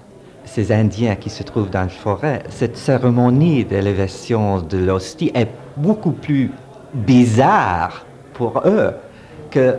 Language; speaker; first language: French; early bilingual, heritage; French